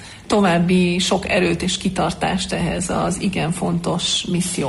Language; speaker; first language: Hungarian; native; Hungarian